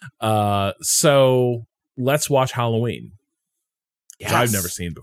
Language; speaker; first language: English; native; English